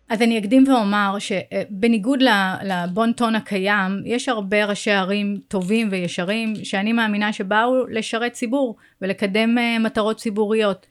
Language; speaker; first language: Hebrew; native; Hebrew